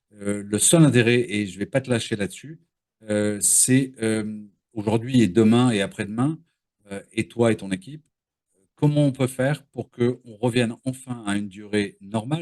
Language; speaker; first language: French; native; French